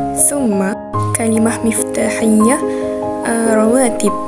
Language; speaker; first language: Arabic; non-native, learner; Malay